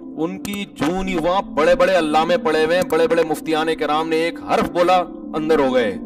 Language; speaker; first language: Urdu; native; Urdu